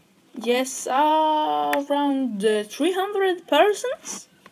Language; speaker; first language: English; non-native, learner; Swedish